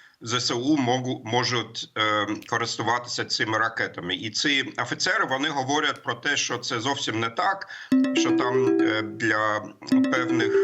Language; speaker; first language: Ukrainian; non-native, fluent; German